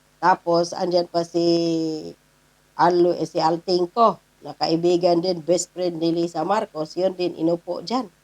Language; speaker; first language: Filipino; non-native, local second language; Cebuano